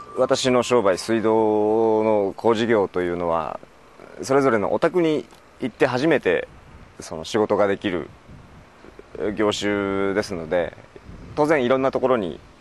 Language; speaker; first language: Japanese; native; Japanese